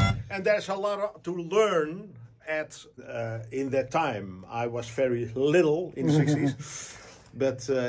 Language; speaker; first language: English; non-native, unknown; Dutch